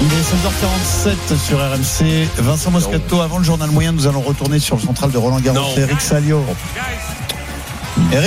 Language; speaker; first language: French; native; French